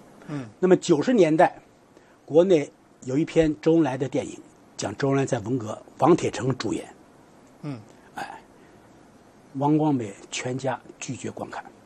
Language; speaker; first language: Chinese; native; Chinese